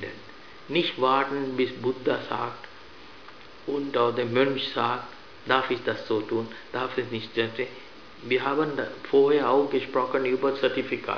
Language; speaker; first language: German; non-native, fluent; Sinhala